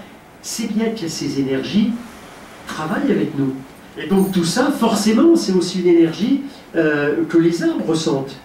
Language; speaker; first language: French; native; French